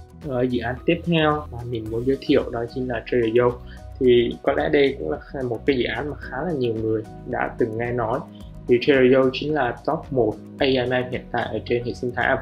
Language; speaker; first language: Vietnamese; native; Vietnamese